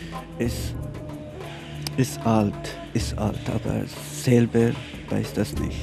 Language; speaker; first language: German; non-native, learner; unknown